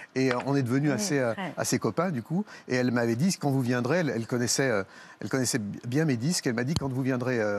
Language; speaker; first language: French; native; French